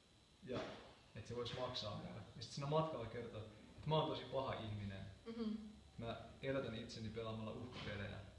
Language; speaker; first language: Finnish; native; Finnish